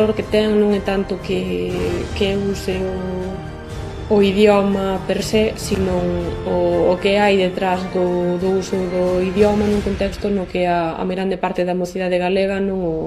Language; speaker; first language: Galician; non-native, local second language; Spanish